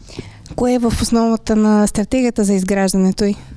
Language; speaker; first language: Bulgarian; native; Bulgarian